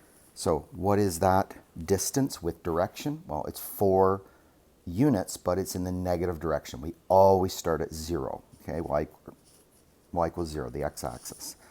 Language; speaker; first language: English; native; English